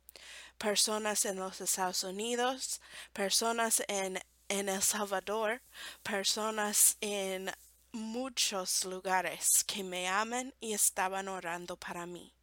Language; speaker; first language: Spanish; non-native, fluent; English